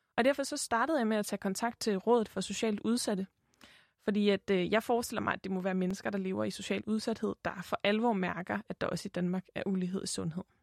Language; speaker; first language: Danish; native; Danish